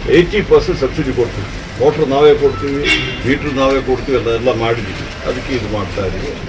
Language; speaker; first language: Kannada; non-native, local second language; Malayalam